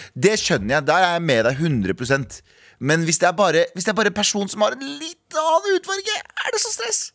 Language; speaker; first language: Norwegian; early bilingual, other home language; Kurdish